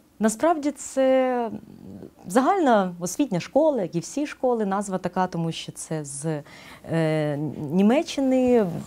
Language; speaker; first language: Ukrainian; native; Ukrainian